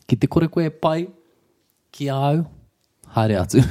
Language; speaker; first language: Māori; non-native, local second language; English